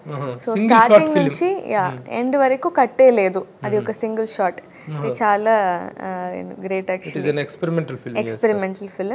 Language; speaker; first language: Telugu; non-native, learner; Tamil